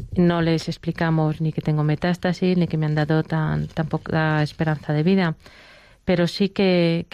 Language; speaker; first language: Spanish; native; Spanish